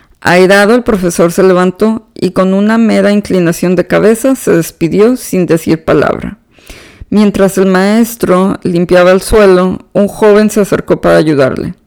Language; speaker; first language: Spanish; native; Spanish